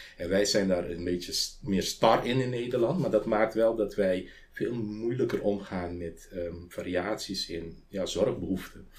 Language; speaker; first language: Dutch; non-native, local second language; Papiamento